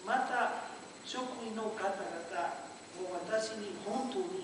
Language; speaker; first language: Japanese; non-native, learner; Portuguese